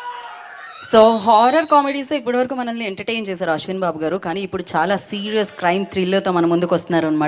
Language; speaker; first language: Telugu; native; Telugu